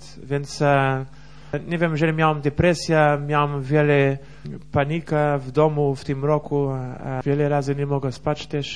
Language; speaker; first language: Polish; non-native, learner; Portuguese